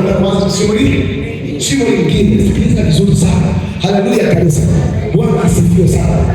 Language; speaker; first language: Swahili; non-native, local second language; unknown